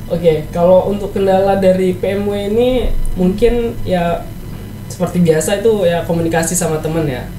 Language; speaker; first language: Indonesian; native; Indonesian